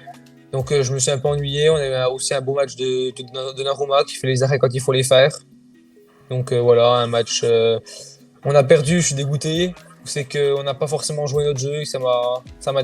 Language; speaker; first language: French; native; French